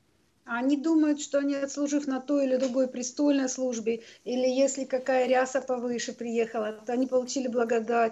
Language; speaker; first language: Russian; native; Russian